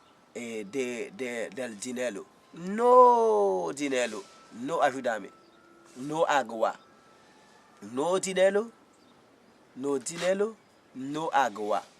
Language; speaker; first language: Spanish; non-native, learner; Haitian Creole